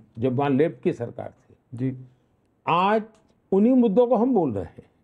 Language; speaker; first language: Hindi; non-native, local second language; Gujarati